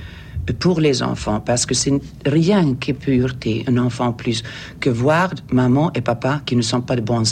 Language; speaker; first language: French; non-native, fluent; Swedish